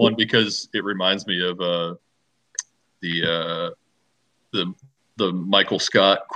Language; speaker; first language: English; native; English